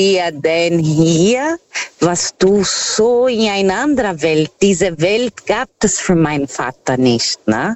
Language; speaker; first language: German; non-native, learner; Portuguese